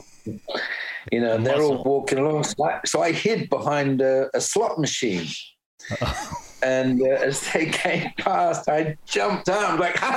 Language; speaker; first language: English; native; English